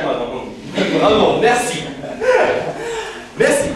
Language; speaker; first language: French; non-native, fluent; Russian